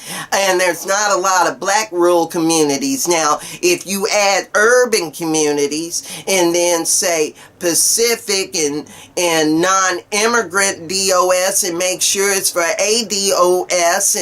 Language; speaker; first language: English; native; English